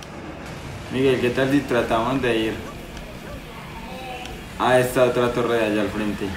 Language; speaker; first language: Spanish; native; Spanish